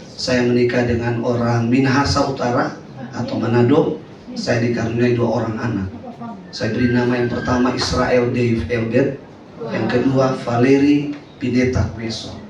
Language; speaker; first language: Indonesian; native; Indonesian